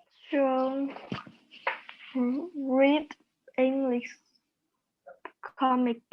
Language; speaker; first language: English; non-native, learner; Vietnamese